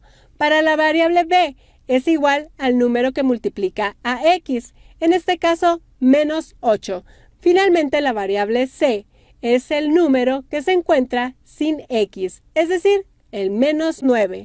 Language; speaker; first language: Spanish; native; Spanish